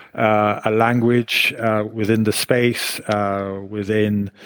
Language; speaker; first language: English; non-native, fluent; Hebrew